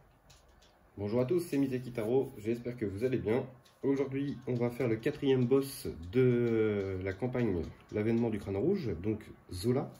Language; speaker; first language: French; native; French